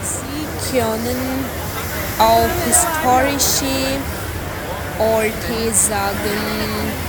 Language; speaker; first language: German; non-native, learner; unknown